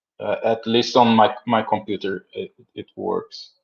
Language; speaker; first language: English; non-native, fluent; Portuguese